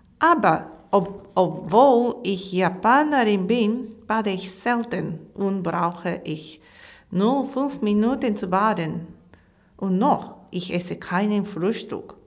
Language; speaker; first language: German; non-native, learner; Japanese